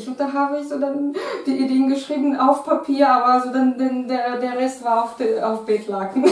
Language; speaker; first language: German; non-native, fluent; Russian